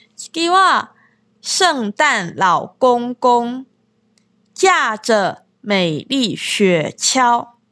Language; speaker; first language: Japanese; non-native, fluent; Chinese